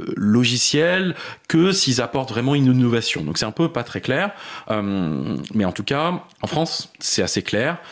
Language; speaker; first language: French; native; French